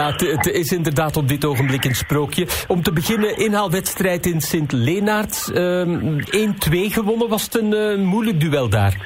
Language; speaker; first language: Dutch; native; Dutch